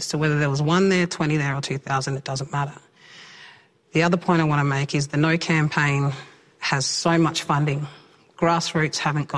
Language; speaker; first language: English; native; English